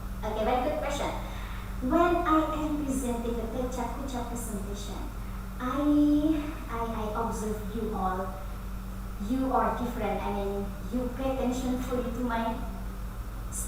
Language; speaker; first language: English; non-native, fluent; Indonesian